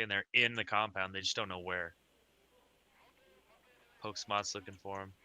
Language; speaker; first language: English; native; English